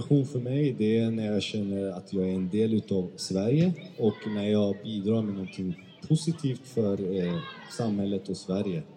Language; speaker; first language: Swedish; early bilingual, other home language; Turkish